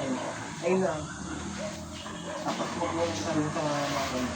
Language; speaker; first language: Filipino; native; Filipino